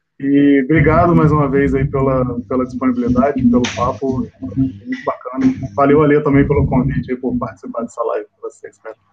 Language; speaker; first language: Portuguese; native; Portuguese